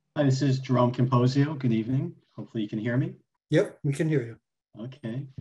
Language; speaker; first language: English; native; English